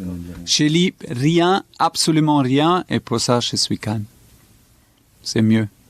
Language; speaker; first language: French; non-native, fluent; German